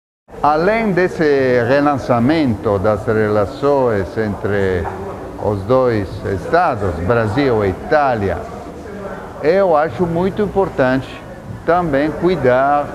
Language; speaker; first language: Portuguese; non-native, fluent; Italian